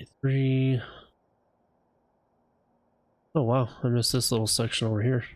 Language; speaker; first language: English; native; English